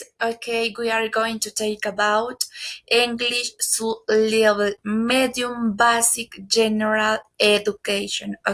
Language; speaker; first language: English; non-native, learner; Spanish